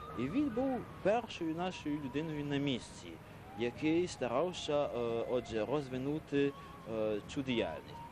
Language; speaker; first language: Ukrainian; early bilingual, heritage; Ukrainian